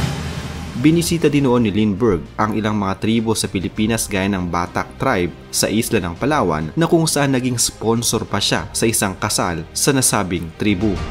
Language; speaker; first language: Filipino; native; Filipino